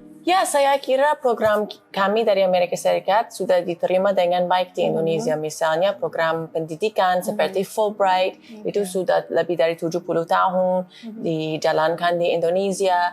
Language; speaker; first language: Indonesian; non-native, fluent; English